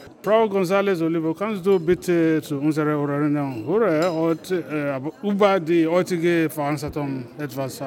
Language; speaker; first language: German; non-native, fluent; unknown